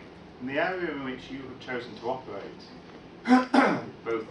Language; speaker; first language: English; native; English